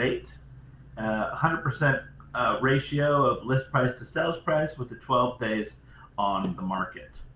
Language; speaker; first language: English; native; English